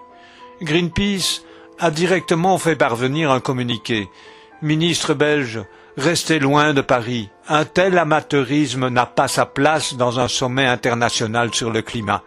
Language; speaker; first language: French; native; French